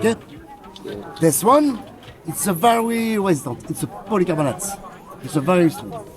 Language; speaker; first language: English; non-native, learner; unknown